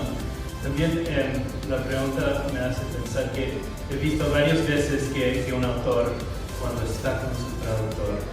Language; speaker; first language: Spanish; non-native, fluent; English